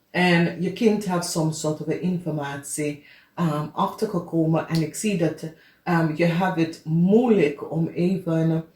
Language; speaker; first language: Dutch; non-native, fluent; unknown